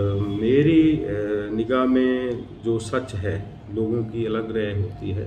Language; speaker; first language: Hindi; non-native, local second language; Punjabi